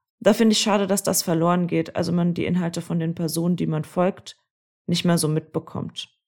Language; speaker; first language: German; native; German